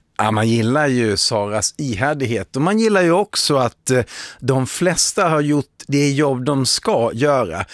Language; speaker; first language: Swedish; native; Swedish